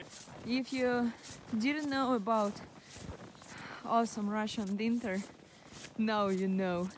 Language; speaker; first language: English; non-native, learner; Russian